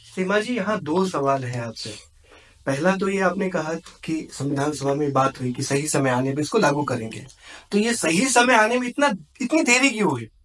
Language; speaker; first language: Hindi; native; Hindi